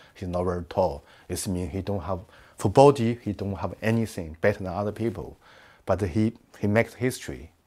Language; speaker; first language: English; non-native, learner; Chinese